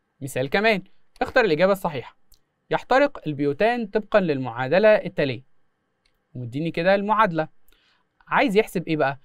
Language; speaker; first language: Arabic; native; Arabic